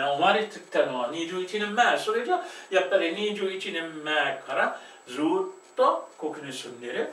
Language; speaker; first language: Japanese; non-native, fluent; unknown